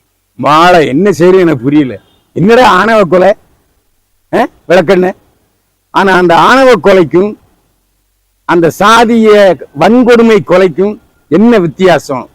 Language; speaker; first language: Tamil; native; Tamil